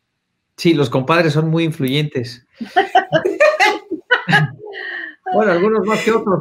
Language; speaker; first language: Spanish; native; Spanish